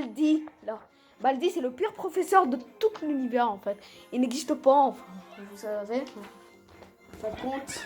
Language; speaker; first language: French; native; French